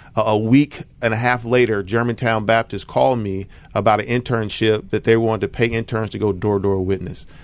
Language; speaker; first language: English; native; English